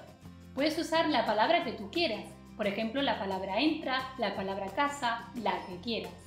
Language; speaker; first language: Spanish; native; Spanish